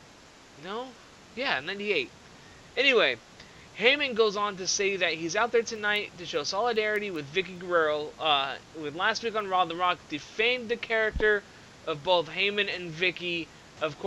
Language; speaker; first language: English; native; English